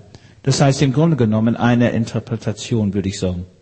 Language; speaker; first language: German; non-native, fluent; English